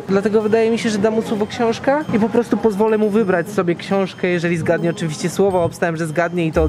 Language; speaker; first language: Polish; native; Polish